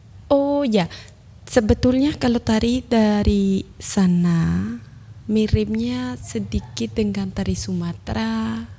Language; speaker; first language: Indonesian; non-native, learner; Spanish